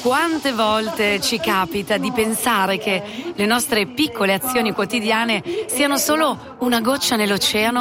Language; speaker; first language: Italian; native; Italian